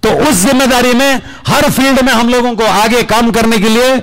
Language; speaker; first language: Hindi; non-native, local second language; Kannada